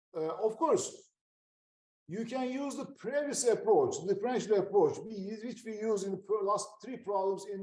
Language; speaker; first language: English; non-native, fluent; Turkish